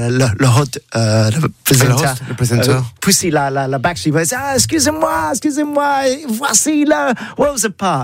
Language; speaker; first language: French; non-native, learner; English